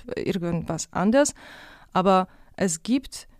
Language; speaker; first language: German; non-native, fluent; Polish